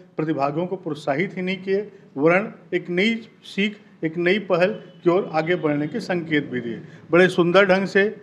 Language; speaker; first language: Hindi; native; Hindi